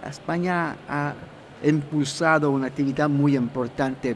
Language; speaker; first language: Spanish; non-native, fluent; Italian